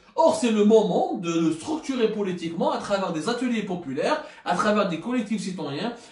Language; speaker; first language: French; non-native, local second language; Arabic